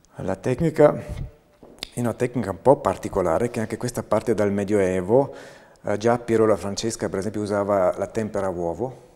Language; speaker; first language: Italian; non-native, local second language; German